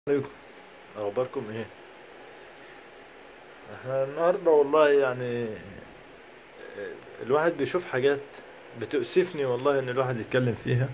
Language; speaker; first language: Arabic; native; Arabic